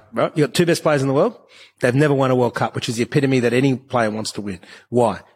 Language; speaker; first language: English; native; English